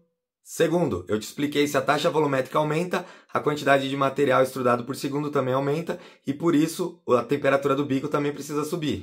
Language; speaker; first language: Portuguese; native; Portuguese